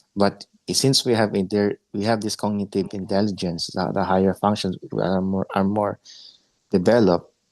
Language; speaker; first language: English; non-native, local second language; Filipino